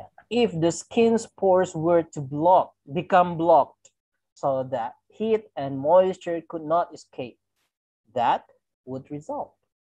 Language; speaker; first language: English; non-native, fluent; Indonesian